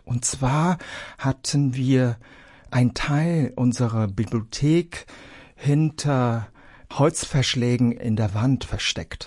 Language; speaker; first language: German; early bilingual, other home language; Vietnamese